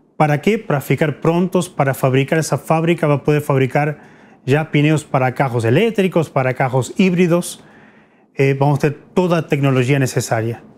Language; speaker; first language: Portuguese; non-native, fluent; Spanish